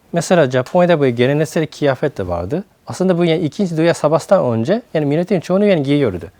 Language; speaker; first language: Turkish; non-native, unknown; Japanese